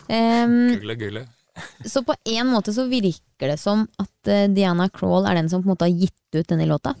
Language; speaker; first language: Norwegian; native; Norwegian